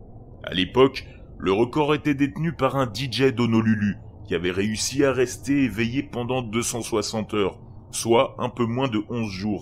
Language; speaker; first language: French; native; French